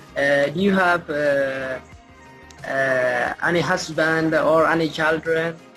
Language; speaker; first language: English; non-native, learner; Somali